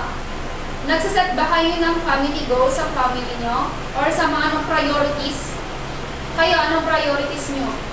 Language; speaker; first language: Filipino; native; Filipino